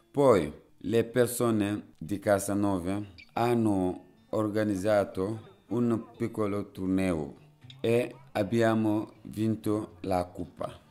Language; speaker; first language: Italian; non-native, fluent; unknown